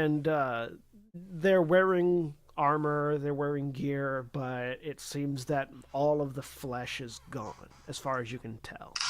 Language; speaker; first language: English; native; English